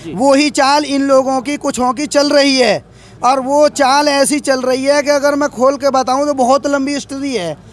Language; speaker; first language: Hindi; native; Hindi